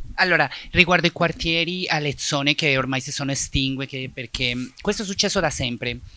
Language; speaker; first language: Italian; non-native, fluent; Spanish